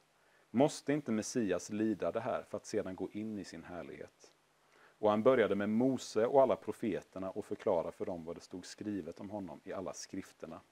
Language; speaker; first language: Swedish; native; Swedish